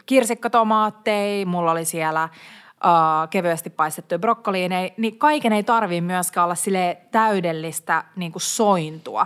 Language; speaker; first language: Finnish; native; Finnish